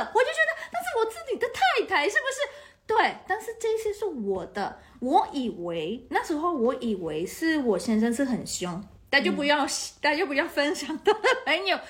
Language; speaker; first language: Chinese; non-native, fluent; Spanish